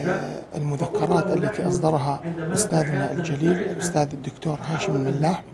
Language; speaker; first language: Arabic; native; Arabic